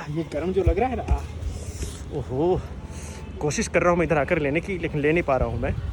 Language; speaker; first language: Hindi; native; Hindi